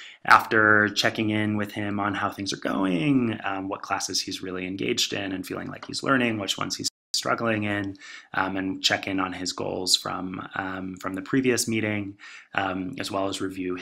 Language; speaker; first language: English; native; English